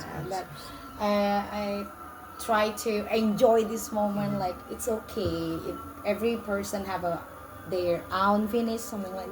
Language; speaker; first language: English; non-native, learner; Indonesian